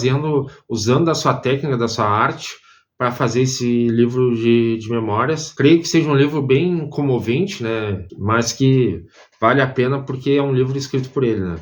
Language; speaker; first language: Portuguese; native; Portuguese